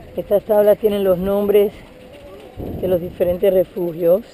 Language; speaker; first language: Spanish; early bilingual, heritage; Spanish